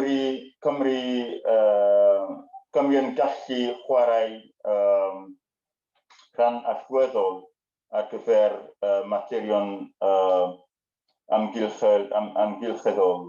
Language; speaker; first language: Welsh; non-native, learner; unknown